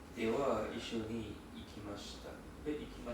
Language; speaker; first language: Japanese; non-native, learner; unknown